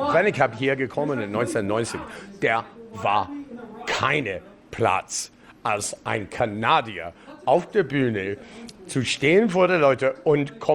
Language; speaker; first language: German; non-native, learner; English